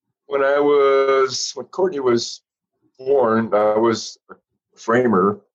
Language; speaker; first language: English; native; English